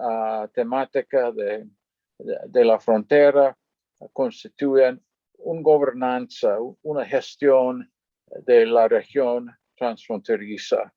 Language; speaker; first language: Spanish; non-native, fluent; English